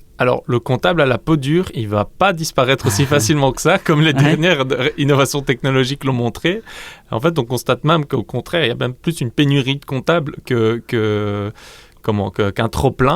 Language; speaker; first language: French; native; French